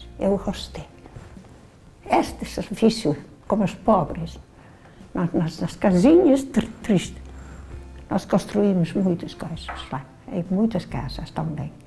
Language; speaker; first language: Portuguese; non-native, learner; Dutch